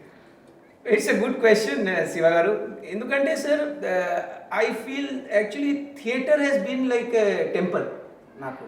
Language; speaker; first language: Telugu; non-native, local second language; Hindi